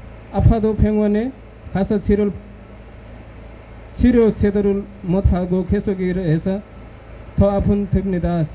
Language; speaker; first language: Korean; non-native, learner; Nepali